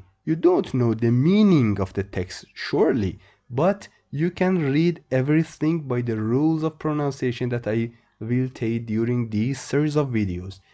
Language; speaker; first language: English; non-native, fluent; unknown